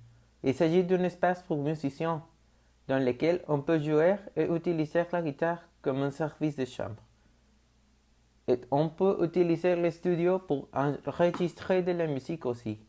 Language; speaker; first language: French; non-native, learner; Spanish